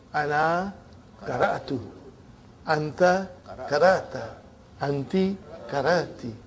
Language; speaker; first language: Arabic; non-native, fluent; Bangla